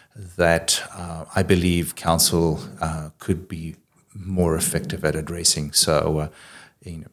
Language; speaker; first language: English; native; English